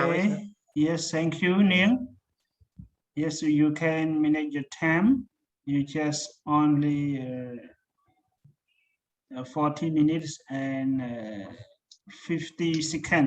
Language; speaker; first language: English; non-native, fluent; Khmer